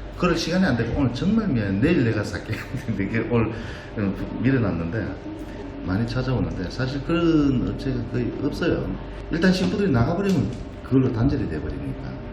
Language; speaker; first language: Korean; native; Korean